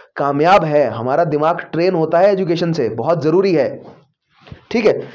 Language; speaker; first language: Hindi; native; Hindi